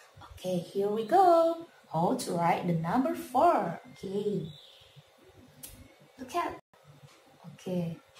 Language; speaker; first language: English; non-native, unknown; Indonesian